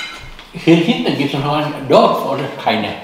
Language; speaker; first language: German; non-native, learner; Indonesian